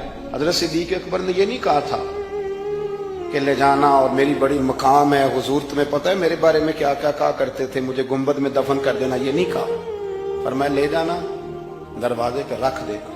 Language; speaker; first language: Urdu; non-native, local second language; Punjabi